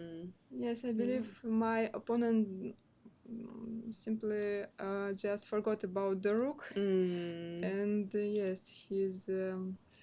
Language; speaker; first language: English; non-native, learner; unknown